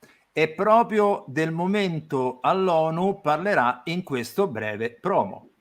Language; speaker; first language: Italian; native; Italian